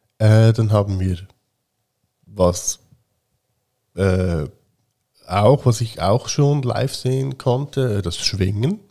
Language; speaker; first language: German; native; German